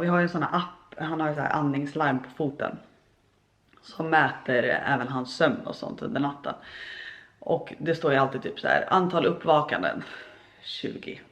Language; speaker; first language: Swedish; native; Swedish